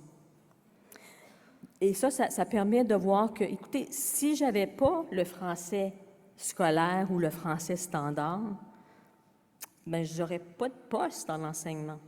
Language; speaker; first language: French; native; French